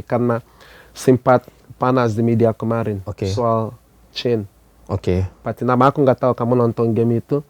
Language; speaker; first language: Indonesian; non-native, fluent; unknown